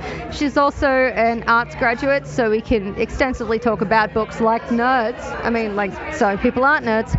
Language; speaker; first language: English; native; English